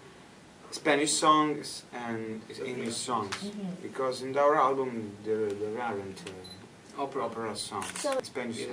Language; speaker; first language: English; non-native, learner; Italian